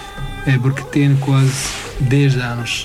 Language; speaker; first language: Portuguese; non-native, learner; Arabic